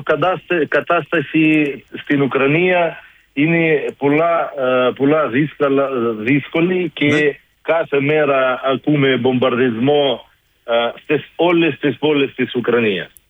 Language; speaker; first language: Greek; non-native, learner; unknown